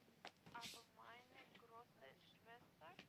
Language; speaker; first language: German; non-native, learner; Macedonian